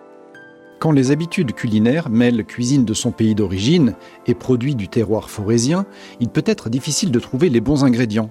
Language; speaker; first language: French; native; French